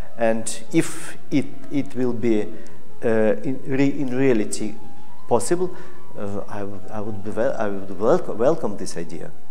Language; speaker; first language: English; non-native, fluent; Russian